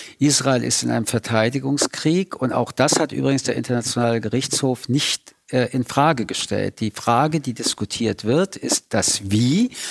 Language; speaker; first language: German; early bilingual, other home language; French